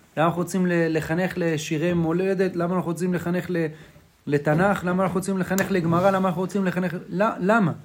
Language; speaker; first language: Hebrew; native; Hebrew